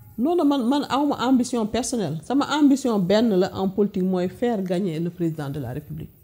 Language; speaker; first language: Wolof; non-native, local second language; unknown